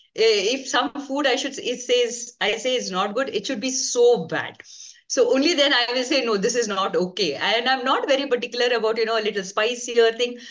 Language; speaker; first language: English; non-native, local second language; Konkani